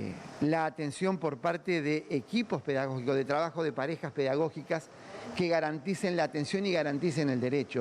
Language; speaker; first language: Spanish; native; Spanish